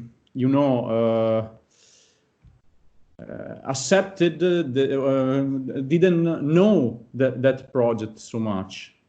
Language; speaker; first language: English; non-native, fluent; Italian